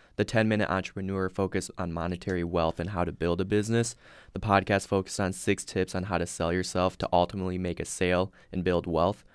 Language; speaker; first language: English; native; English